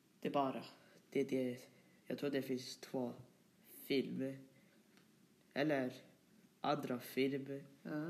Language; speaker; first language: Swedish; non-native, learner; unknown